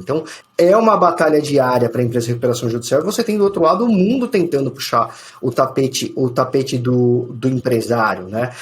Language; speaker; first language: Portuguese; native; Portuguese